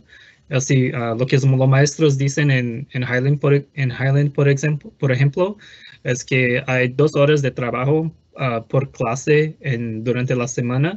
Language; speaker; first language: Spanish; non-native, fluent; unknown